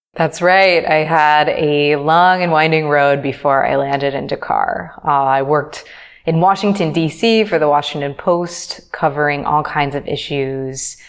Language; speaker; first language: English; native; English